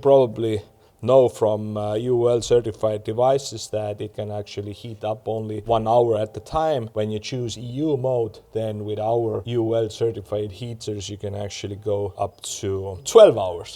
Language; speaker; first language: English; non-native, fluent; Estonian